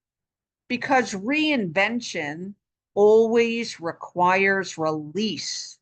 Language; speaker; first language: English; native; English